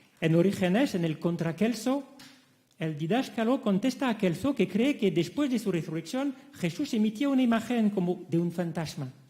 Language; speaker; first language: Spanish; non-native, fluent; French